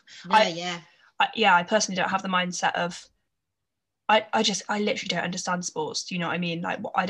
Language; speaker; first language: English; native; English